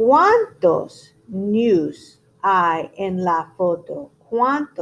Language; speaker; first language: Spanish; non-native, fluent; English